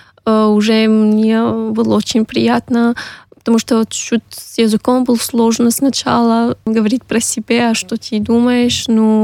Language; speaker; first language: Russian; non-native, learner; Arabic